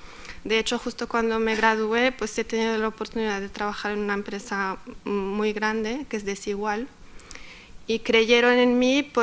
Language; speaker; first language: Spanish; non-native, fluent; Arabic